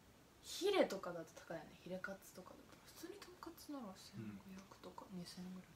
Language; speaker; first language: Japanese; native; Japanese